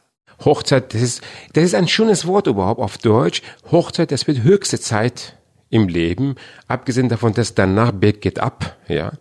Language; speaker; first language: German; non-native, fluent; Persian